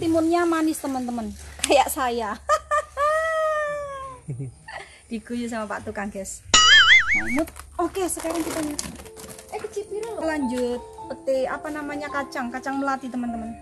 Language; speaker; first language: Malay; non-native, local second language; Javanese